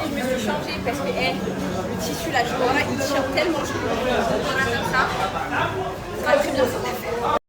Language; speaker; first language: French; native; French